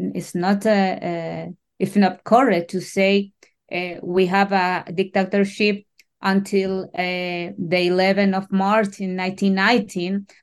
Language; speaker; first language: English; non-native, learner; Spanish